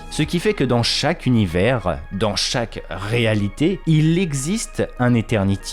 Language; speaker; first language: French; native; French